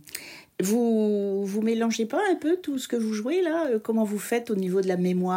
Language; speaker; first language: French; native; French